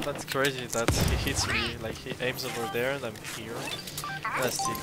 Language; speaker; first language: English; non-native, fluent; French